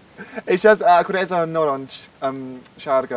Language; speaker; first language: Hungarian; non-native, learner; English